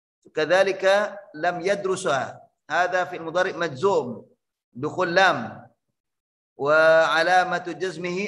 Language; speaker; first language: Arabic; non-native, fluent; Indonesian